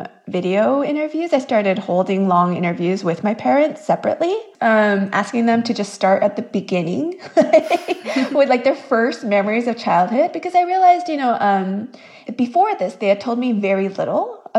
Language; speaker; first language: English; early bilingual, other home language; Korean